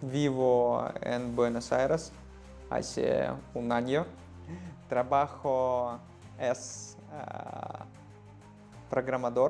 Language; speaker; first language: Spanish; non-native, learner; Russian